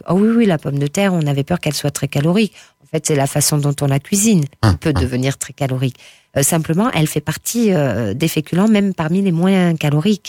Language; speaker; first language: French; native; French